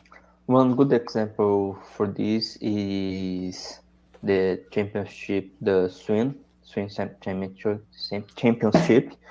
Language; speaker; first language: English; non-native, learner; Portuguese